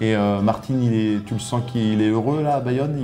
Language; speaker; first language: French; native; French